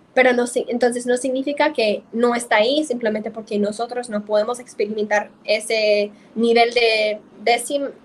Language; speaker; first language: Spanish; non-native, fluent; English